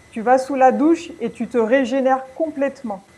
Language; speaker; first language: French; native; French